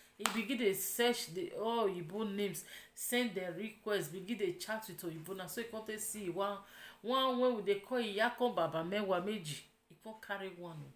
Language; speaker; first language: Nigerian Pidgin; non-native, local second language; Yoruba